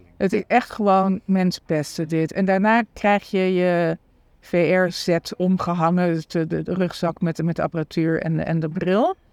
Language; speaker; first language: Dutch; native; Dutch